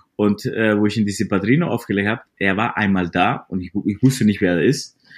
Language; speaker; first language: German; non-native, fluent; Spanish